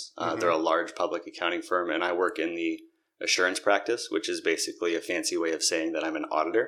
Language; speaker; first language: English; native; English